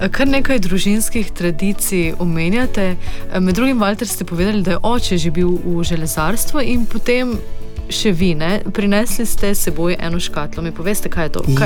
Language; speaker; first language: Slovenian; native; Slovenian